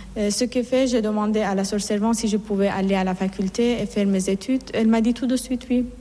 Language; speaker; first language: French; non-native, fluent; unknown